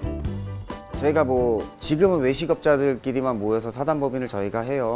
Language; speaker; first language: Korean; native; Korean